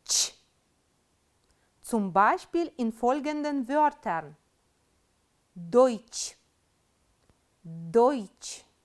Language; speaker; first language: German; non-native, fluent; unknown